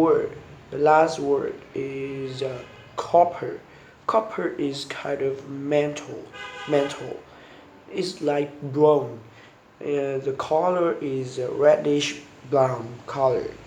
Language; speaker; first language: English; non-native, learner; Vietnamese